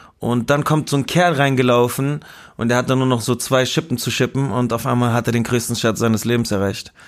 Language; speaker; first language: German; early bilingual, other home language; Spanish